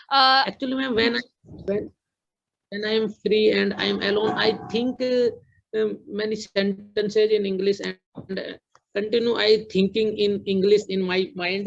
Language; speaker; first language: English; non-native, learner; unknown